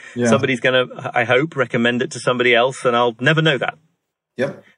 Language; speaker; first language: English; native; English